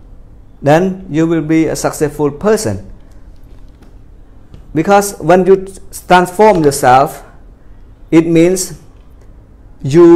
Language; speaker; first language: English; non-native, fluent; Khmer